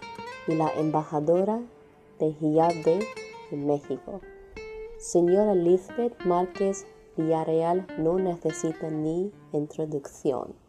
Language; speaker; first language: Spanish; non-native, fluent; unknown